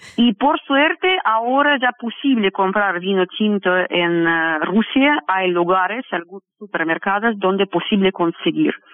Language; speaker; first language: Spanish; non-native, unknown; Russian